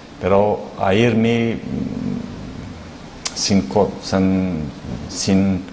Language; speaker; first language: Spanish; non-native, learner; Arabic